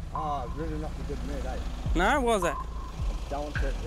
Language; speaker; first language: English; native; English